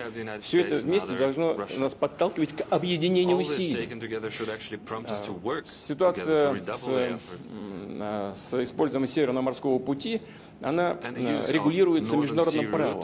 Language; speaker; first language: Russian; native; Russian